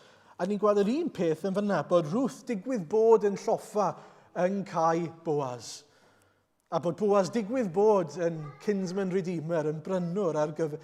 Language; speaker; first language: Welsh; native; Welsh